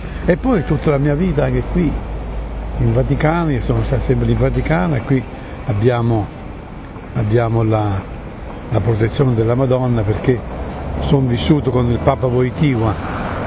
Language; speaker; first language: Italian; native; Italian